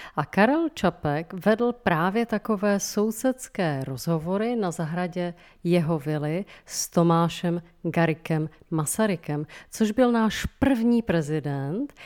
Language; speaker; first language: Czech; native; Czech